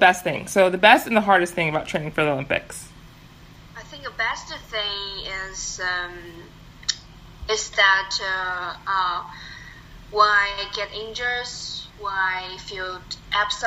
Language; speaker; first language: English; non-native, learner; Chinese